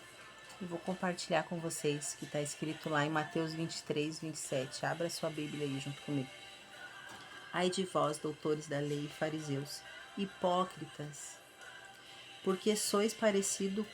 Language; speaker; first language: Portuguese; native; Portuguese